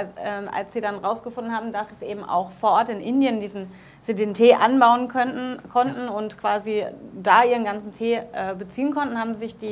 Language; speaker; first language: German; native; German